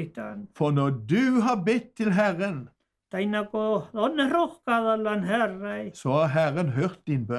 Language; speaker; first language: Norwegian; native; Norwegian